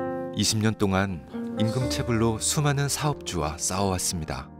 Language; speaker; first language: Korean; native; Korean